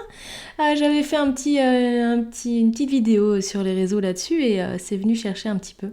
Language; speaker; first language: French; native; French